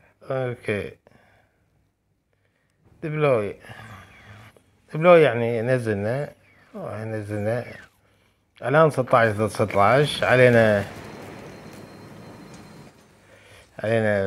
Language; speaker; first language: Arabic; native; Arabic